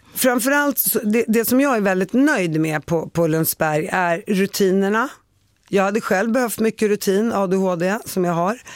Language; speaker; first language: Swedish; native; Swedish